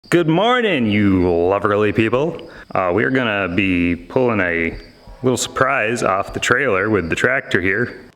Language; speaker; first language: English; native; English